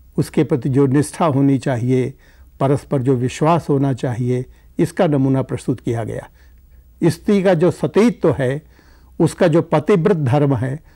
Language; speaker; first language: Hindi; native; Hindi